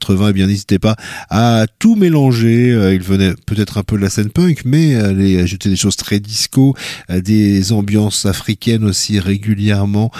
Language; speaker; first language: French; native; French